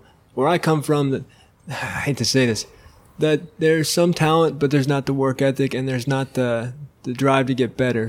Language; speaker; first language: English; native; English